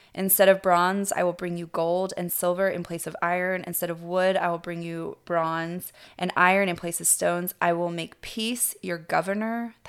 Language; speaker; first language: English; native; English